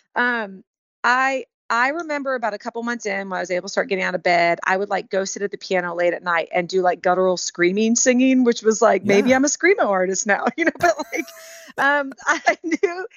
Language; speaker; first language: English; native; English